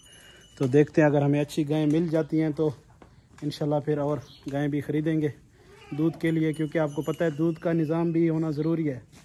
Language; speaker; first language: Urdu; non-native, local second language; Saraiki